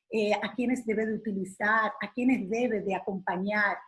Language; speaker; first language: Spanish; native; Spanish